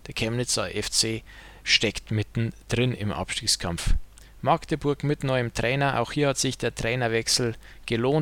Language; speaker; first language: German; native; German